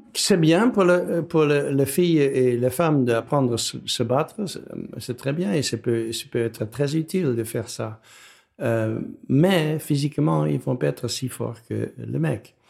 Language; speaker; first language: French; non-native, fluent; Dutch